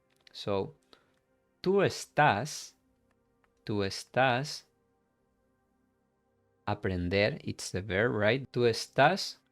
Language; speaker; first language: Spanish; non-native, fluent; English